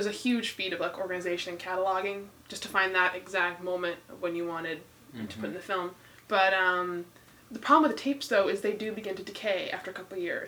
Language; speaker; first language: English; native; English